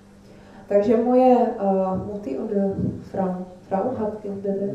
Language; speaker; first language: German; non-native, fluent; Czech